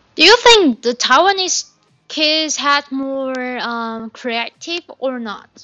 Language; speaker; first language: English; non-native, learner; Chinese